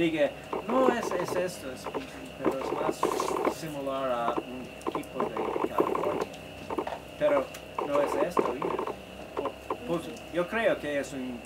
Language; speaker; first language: Spanish; non-native, learner; English